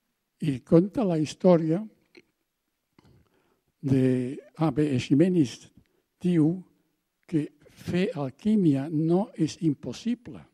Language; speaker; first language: Catalan; non-native, fluent; German